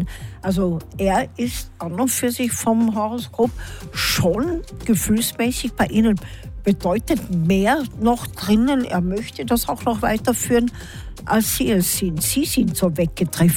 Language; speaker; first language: German; native; German